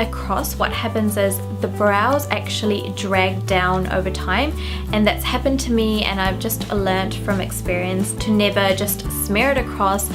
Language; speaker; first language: English; non-native, local second language; Sinhala